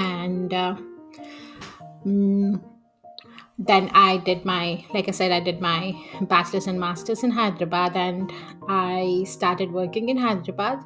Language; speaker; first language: English; non-native, local second language; Telugu